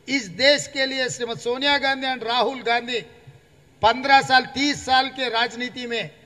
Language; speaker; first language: Hindi; non-native, local second language; Telugu